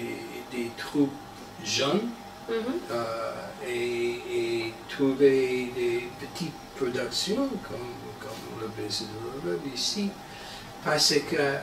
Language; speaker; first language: French; non-native, learner; English